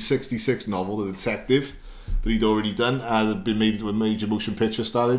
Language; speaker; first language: English; native; English